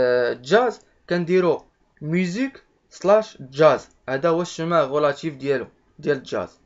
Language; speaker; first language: Arabic; native; Arabic